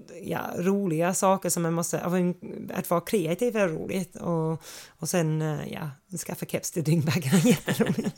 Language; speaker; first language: Swedish; non-native, fluent; English